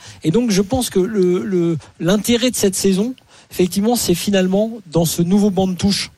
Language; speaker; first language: French; native; French